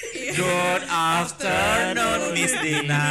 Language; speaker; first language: English; non-native, learner; Indonesian